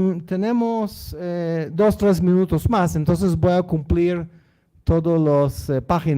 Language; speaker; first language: Spanish; non-native, learner; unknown